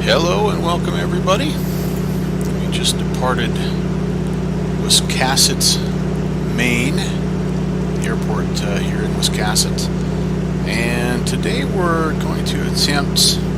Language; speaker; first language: English; native; English